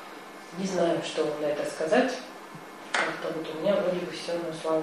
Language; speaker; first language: Russian; native; Russian